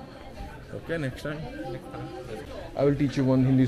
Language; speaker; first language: English; non-native, local second language; Hindi